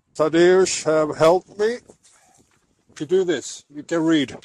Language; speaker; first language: English; non-native, learner; Swedish